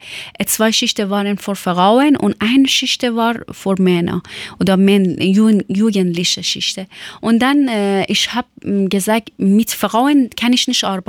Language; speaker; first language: German; non-native, fluent; Persian